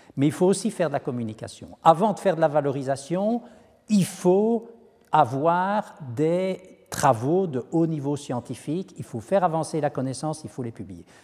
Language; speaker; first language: French; native; French